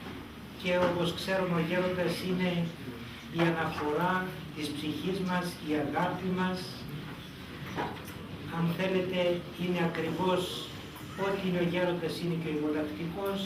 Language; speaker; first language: Greek; native; Greek